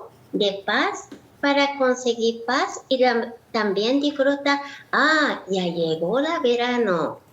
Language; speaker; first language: Spanish; non-native, learner; Japanese